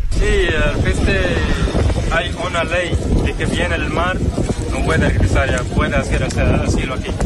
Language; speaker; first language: Spanish; non-native, learner; Arabic